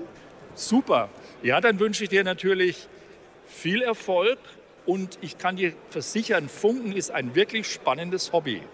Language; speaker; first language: German; native; German